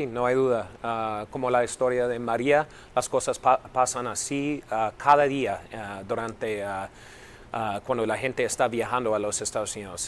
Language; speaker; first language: Spanish; non-native, fluent; English